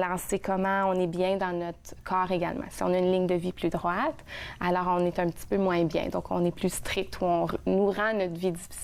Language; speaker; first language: French; native; French